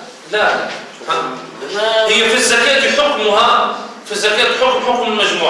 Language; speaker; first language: Arabic; native; Arabic